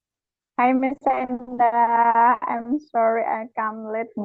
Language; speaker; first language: English; non-native, learner; Indonesian